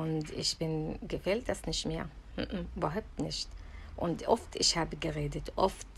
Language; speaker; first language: German; non-native, learner; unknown